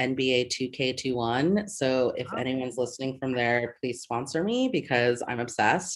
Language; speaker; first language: English; native; English